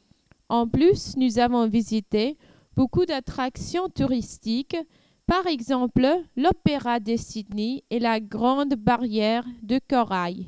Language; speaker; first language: French; non-native, learner; English